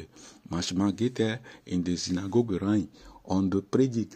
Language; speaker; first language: German; non-native, fluent; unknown